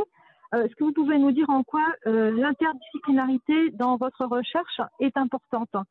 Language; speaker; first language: French; native; French